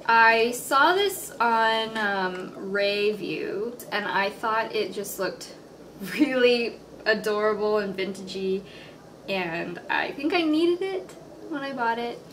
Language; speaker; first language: English; native; English